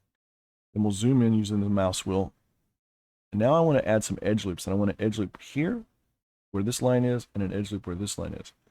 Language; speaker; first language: English; native; English